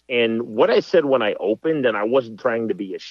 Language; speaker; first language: English; native; English